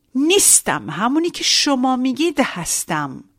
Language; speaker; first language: Persian; native; Persian